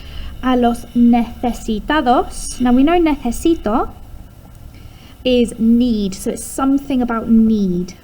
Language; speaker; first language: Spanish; non-native, fluent; English